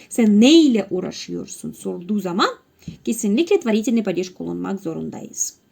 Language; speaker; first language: Turkish; non-native, fluent; Russian